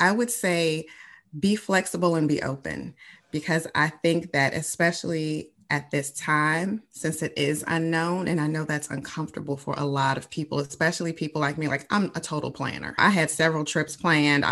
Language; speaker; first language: English; native; English